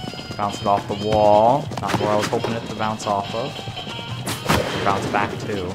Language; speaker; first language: English; native; English